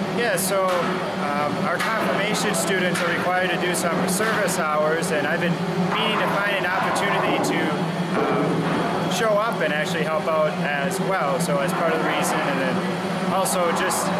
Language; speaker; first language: English; native; English